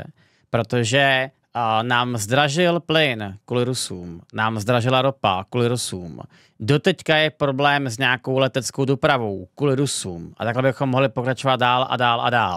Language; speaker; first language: Czech; native; Czech